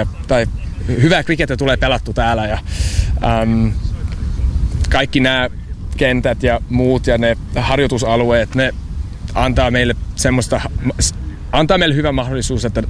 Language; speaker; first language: Finnish; non-native, fluent; English